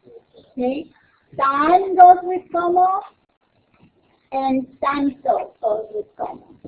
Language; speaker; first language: Spanish; non-native, fluent; English